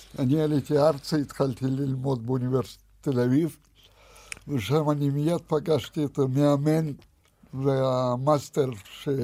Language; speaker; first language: Hebrew; non-native, fluent; Russian